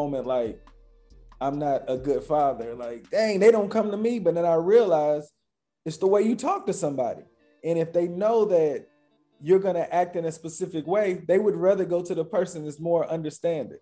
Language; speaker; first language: English; native; English